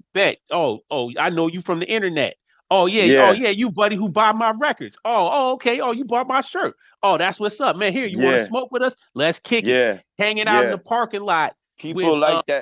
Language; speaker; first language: English; native; English